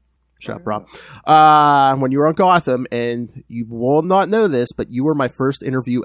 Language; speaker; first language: English; native; English